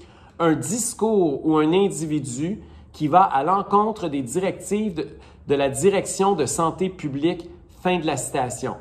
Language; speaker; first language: French; native; French